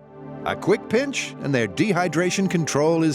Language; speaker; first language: English; native; English